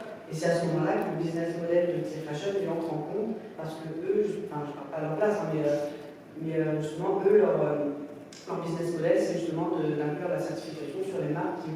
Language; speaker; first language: French; native; French